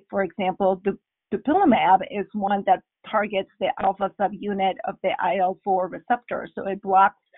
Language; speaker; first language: English; non-native, fluent; Spanish